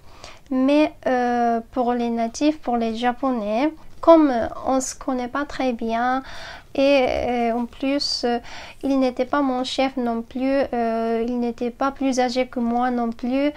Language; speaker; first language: French; non-native, fluent; Japanese